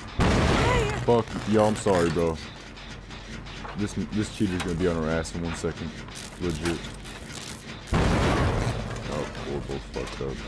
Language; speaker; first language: English; native; English